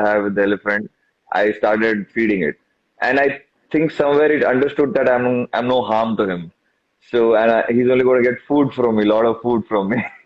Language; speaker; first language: English; non-native, local second language; Tamil